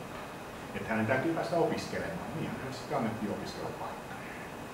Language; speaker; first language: Finnish; native; Finnish